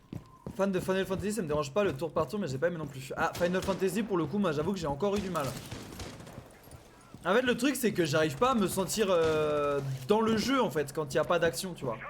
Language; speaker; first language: French; native; French